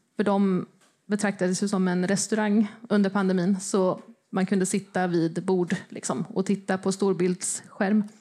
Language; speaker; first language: Swedish; native; Swedish